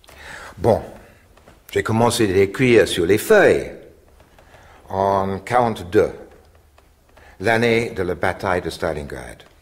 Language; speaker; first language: French; non-native, fluent; English